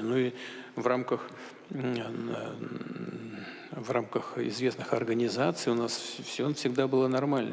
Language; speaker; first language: Russian; native; Russian